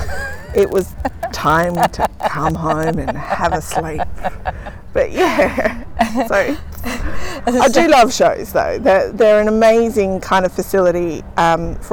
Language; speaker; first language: English; native; English